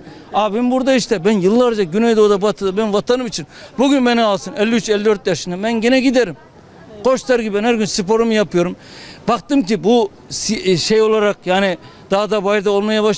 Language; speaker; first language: Turkish; native; Turkish